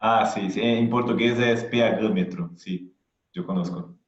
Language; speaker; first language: Spanish; non-native, fluent; Portuguese